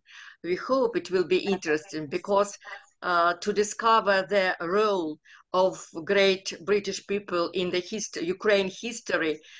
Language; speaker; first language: English; non-native, learner; Ukrainian